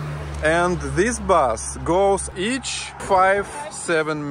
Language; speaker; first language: English; non-native, learner; Russian